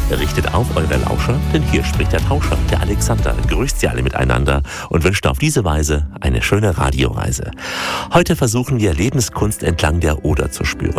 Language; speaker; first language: German; native; German